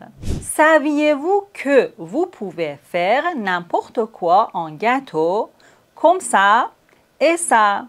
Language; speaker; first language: French; native; French